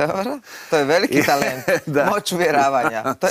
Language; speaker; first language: Croatian; native; Croatian